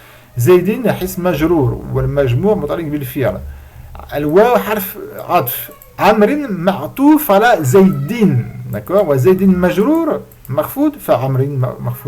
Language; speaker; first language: Arabic; non-native, fluent; French